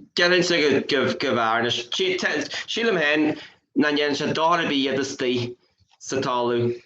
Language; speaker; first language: Irish; native; Irish